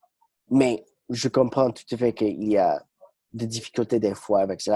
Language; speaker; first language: French; non-native, fluent; English